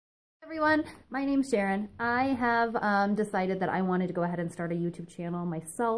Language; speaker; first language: English; native; English